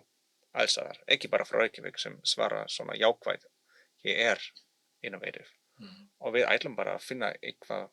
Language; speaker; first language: Icelandic; non-native, learner; German